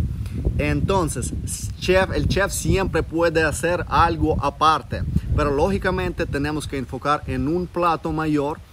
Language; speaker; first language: Spanish; non-native, fluent; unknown